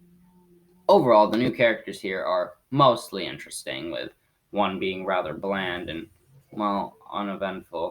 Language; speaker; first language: English; native; English